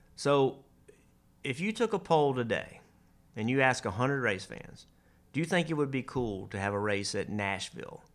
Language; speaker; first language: English; native; English